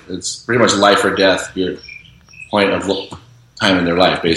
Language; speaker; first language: English; native; English